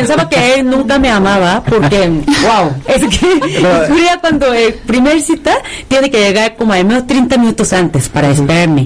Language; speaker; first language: Spanish; non-native, fluent; Korean